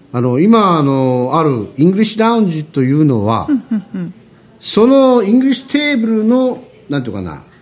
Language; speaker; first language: Japanese; native; Japanese